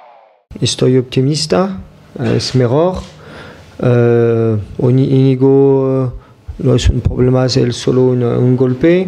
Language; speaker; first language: Spanish; non-native, fluent; French